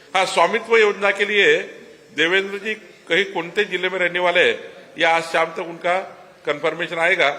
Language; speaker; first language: Hindi; non-native, local second language; Marathi